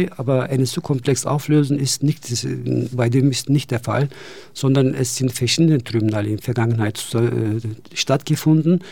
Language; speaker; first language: German; non-native, fluent; Turkish